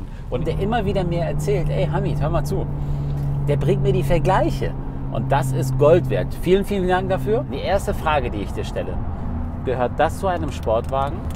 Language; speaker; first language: German; native; German